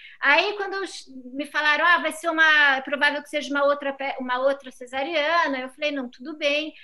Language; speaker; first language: Portuguese; native; Portuguese